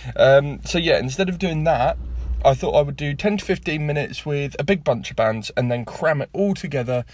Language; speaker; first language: English; native; English